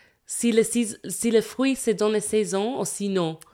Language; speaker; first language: French; non-native, learner; English